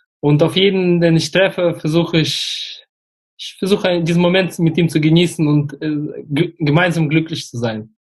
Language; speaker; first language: German; early bilingual, other home language; Russian